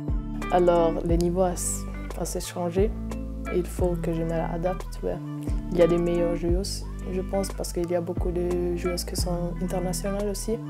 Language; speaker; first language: French; non-native, learner; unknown